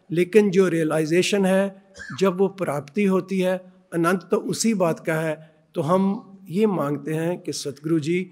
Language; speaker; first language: Hindi; non-native, local second language; Punjabi